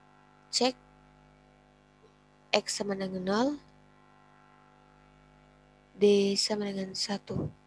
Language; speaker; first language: Indonesian; native; Indonesian